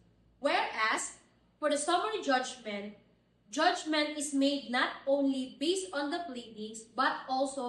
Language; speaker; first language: English; non-native, local second language; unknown